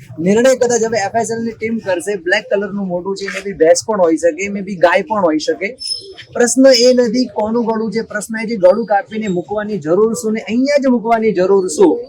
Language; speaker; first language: Gujarati; native; Gujarati